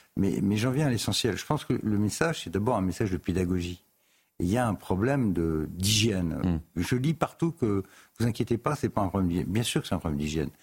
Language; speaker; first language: French; native; French